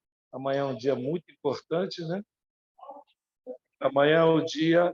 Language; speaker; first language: Portuguese; native; Portuguese